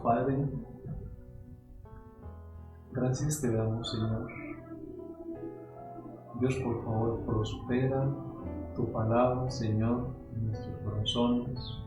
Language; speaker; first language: Spanish; native; Spanish